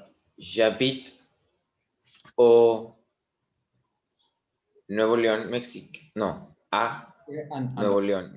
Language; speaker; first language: French; non-native, learner; Spanish